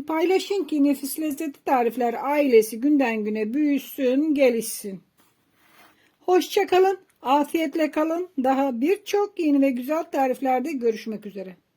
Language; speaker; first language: Turkish; native; Turkish